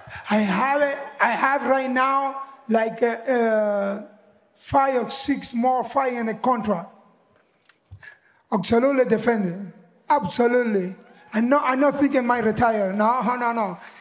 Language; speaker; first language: English; non-native, learner; Spanish